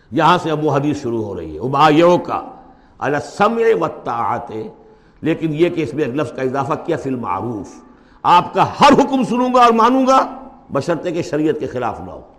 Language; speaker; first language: Urdu; native; Urdu